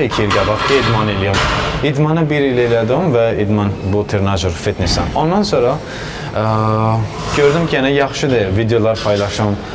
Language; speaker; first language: Azerbaijani; non-native, fluent; Persian